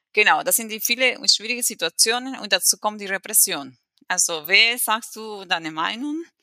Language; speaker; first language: German; non-native, fluent; Spanish